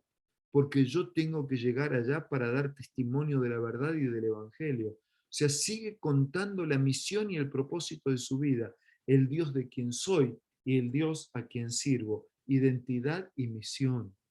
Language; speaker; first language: Spanish; native; Spanish